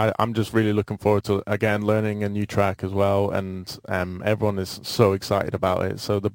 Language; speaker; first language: English; native; English